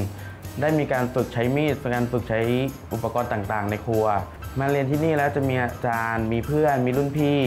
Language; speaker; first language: Thai; native; Thai